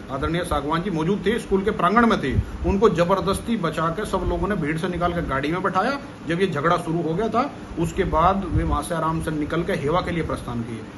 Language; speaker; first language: Hindi; native; Hindi